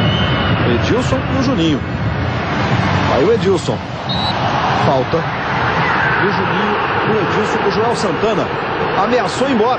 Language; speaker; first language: Portuguese; native; Portuguese